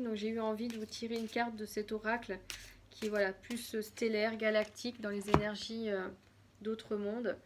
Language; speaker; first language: French; native; French